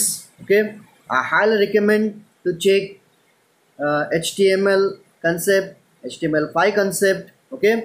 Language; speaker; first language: English; non-native, local second language; Marathi